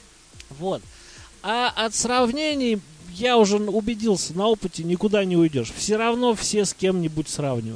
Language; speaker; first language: Russian; native; Russian